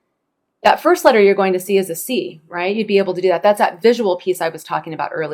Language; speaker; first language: English; native; English